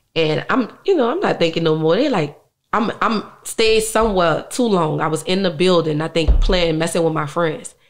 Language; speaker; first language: English; native; English